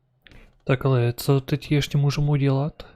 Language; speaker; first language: Czech; non-native, learner; Ukrainian